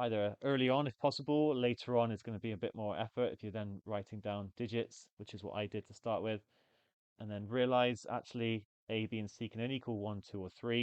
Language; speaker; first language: English; native; English